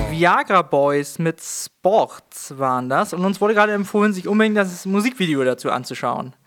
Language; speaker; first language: German; native; German